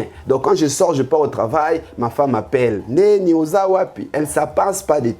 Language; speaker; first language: French; non-native, local second language; Lingala